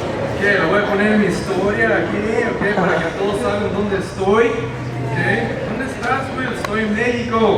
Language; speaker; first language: Spanish; early bilingual, heritage; Spanish